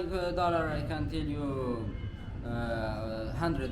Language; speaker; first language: English; non-native, learner; Persian